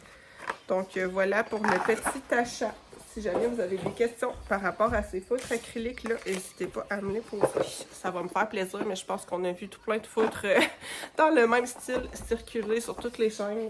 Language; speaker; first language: French; native; French